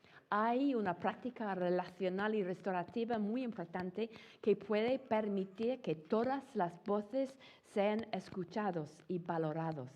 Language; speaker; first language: Spanish; non-native, fluent; English